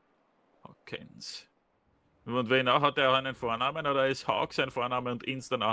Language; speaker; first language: German; native; German